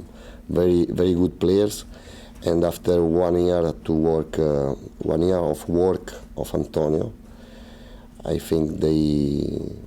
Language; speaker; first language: English; non-native, learner; Italian